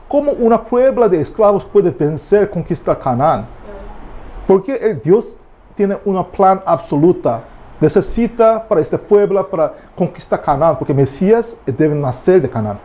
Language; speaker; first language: Spanish; non-native, learner; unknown